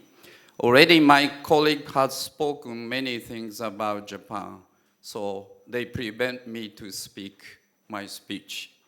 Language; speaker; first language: English; non-native, fluent; Japanese